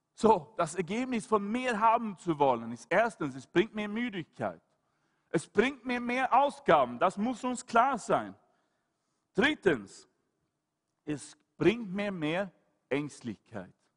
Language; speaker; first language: German; non-native, fluent; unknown